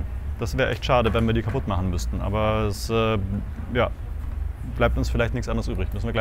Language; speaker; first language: German; native; German